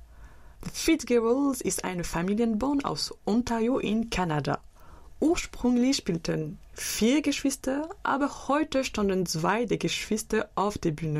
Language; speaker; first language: German; native; German